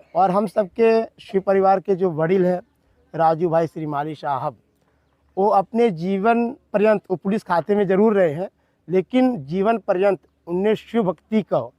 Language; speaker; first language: Hindi; non-native, local second language; Gujarati